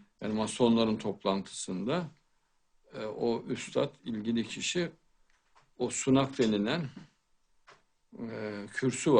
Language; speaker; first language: Turkish; native; Turkish